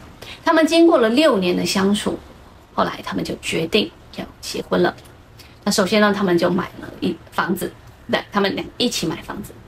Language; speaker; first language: Chinese; native; Chinese